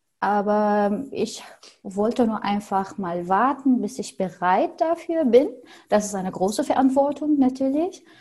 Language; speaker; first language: German; non-native, fluent; Arabic